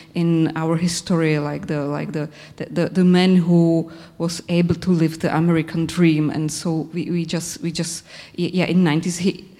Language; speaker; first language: English; non-native, fluent; Czech